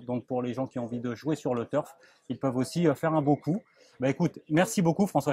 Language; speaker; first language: French; native; French